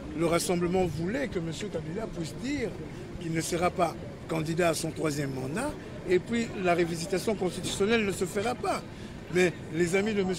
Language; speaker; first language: French; non-native, local second language; Kongo